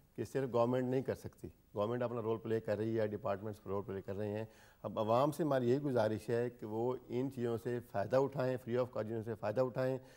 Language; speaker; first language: Urdu; native; Urdu